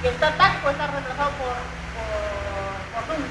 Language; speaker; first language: Spanish; native; Spanish